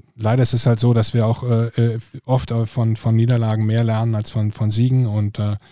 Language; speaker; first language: German; non-native, fluent; Icelandic